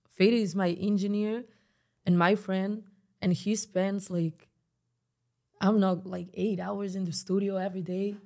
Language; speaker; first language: English; non-native, fluent; Spanish